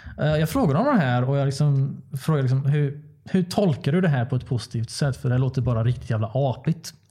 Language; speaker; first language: Swedish; early bilingual, other home language; Bosnian